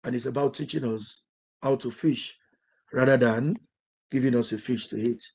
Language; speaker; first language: English; non-native, local second language; Yoruba